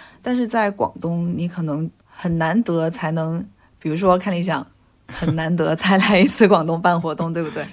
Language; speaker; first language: Chinese; native; Chinese